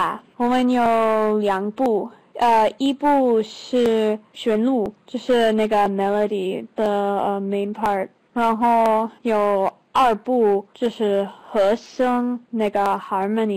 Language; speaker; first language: Chinese; non-native, learner; English